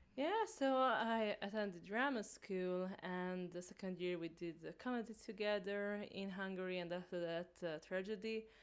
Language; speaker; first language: English; non-native, learner; Hungarian